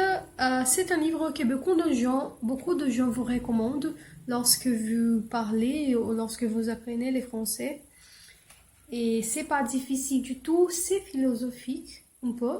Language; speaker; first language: French; non-native, learner; English